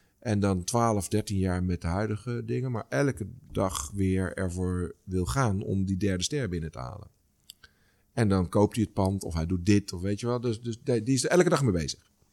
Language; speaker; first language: Dutch; native; Dutch